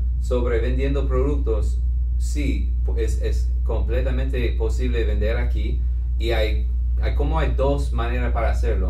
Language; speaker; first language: Spanish; non-native, fluent; English